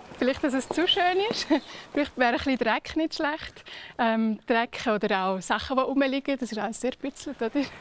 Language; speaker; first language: German; non-native, local second language; Romansh